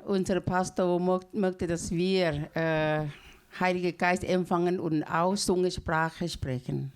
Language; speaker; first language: German; non-native, learner; Thai